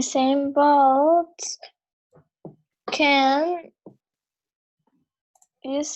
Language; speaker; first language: English; non-native, learner; Turkish